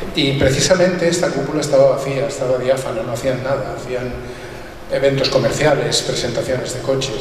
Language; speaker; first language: Spanish; non-native, local second language; Catalan